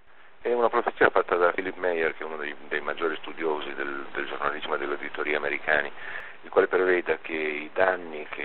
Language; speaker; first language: Italian; native; Italian